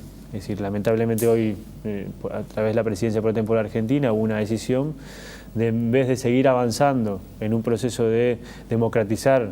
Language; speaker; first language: Spanish; native; Spanish